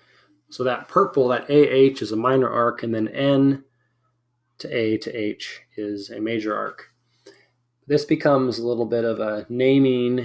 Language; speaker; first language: English; native; English